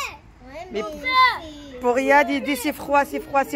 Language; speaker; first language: French; native; French